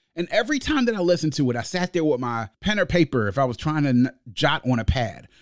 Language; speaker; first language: English; native; English